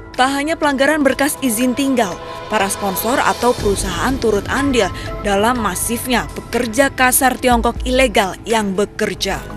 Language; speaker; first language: Indonesian; native; Indonesian